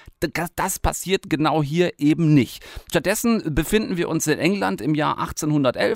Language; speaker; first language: German; native; German